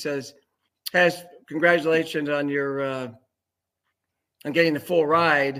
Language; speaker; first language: English; native; English